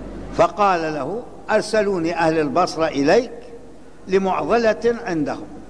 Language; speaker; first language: Arabic; native; Arabic